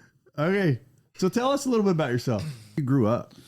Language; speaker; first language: English; native; English